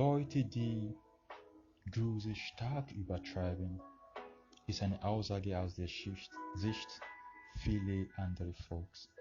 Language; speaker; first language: German; non-native, fluent; Yoruba